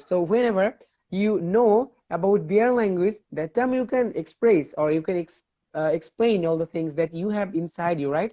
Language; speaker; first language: English; non-native, fluent; Bangla